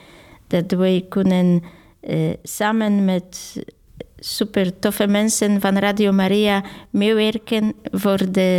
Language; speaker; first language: Dutch; non-native, fluent; Polish